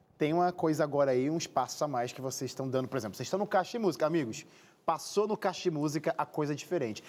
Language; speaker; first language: Portuguese; native; Portuguese